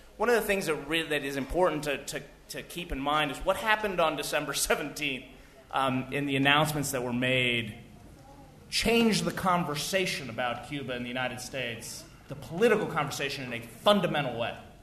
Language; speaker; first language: English; early bilingual, other home language; Spanish